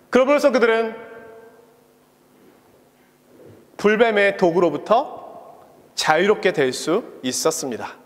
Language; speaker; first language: Korean; native; Korean